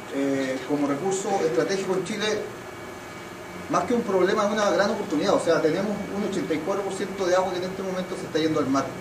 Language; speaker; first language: Spanish; native; Spanish